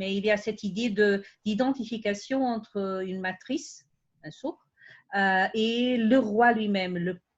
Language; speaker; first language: French; non-native, fluent; Portuguese